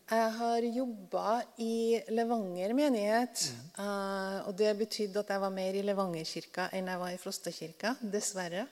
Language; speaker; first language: Norwegian; native; Norwegian